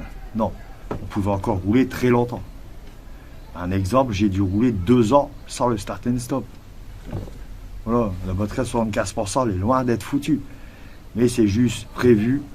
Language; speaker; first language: French; native; French